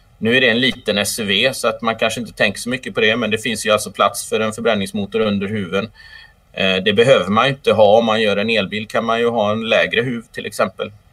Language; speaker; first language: Swedish; native; Swedish